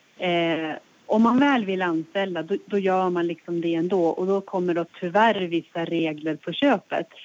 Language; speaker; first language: Swedish; native; Swedish